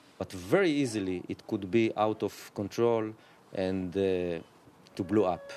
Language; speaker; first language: English; non-native, learner; Hebrew